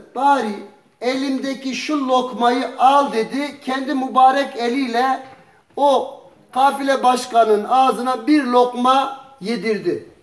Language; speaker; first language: Turkish; early bilingual, heritage; Turkish